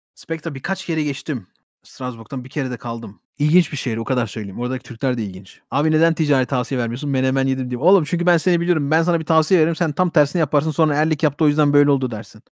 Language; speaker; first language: Turkish; early bilingual, heritage; Turkish